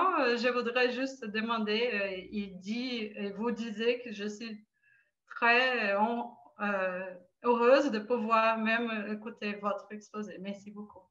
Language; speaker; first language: French; non-native, fluent; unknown